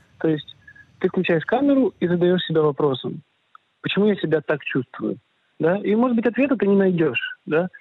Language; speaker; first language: Russian; early bilingual, other home language; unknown